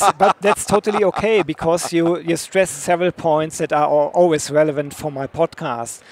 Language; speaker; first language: English; non-native, fluent; German